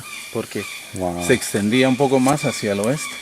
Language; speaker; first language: Spanish; native; Spanish